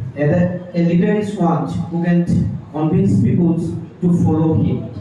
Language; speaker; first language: English; non-native, local second language; Assamese